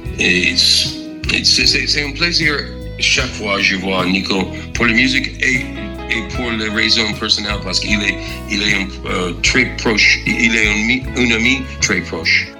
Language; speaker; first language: French; non-native, fluent; English